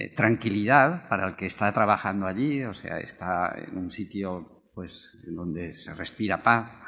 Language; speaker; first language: Spanish; native; Spanish